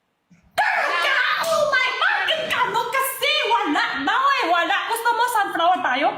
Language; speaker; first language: Filipino; non-native, learner; Chinese